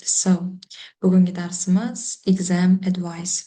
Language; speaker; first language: English; non-native, fluent; Uzbek